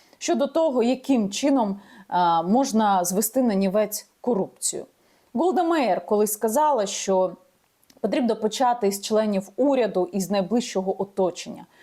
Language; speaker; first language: Ukrainian; native; Ukrainian